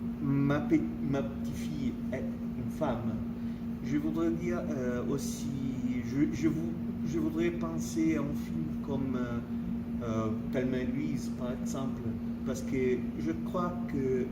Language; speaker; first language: French; non-native, fluent; Italian